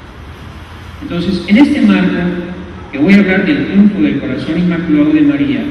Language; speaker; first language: Spanish; native; Spanish